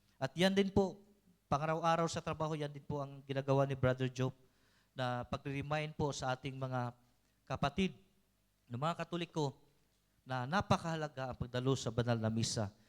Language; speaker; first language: Filipino; non-native, local second language; Cebuano